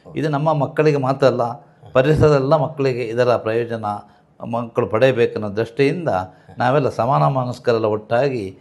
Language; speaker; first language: Kannada; native; Kannada